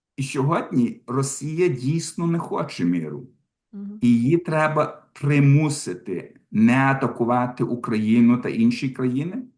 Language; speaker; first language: Ukrainian; early bilingual, heritage; Ukrainian